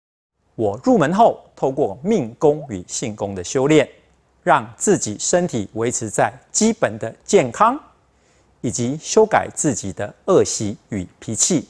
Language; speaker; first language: Chinese; native; Chinese